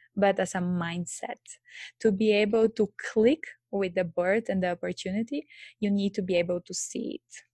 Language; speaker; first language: English; non-native, fluent; Bulgarian